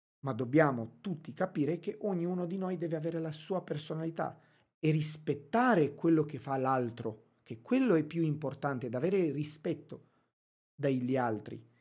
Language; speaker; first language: Italian; non-native, fluent; Romanian